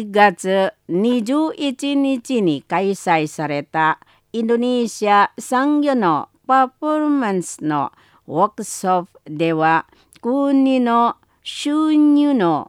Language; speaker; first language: Japanese; non-native, learner; Indonesian